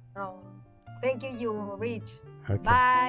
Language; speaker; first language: English; non-native, learner; Spanish